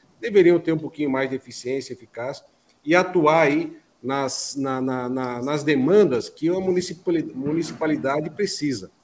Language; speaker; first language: Portuguese; native; Portuguese